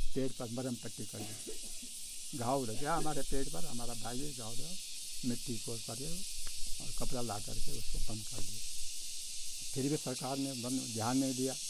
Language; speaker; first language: Hindi; native; Hindi